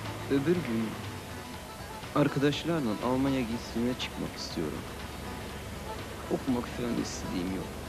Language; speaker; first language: Turkish; early bilingual, other home language; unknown